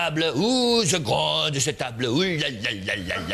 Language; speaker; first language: French; non-native, learner; German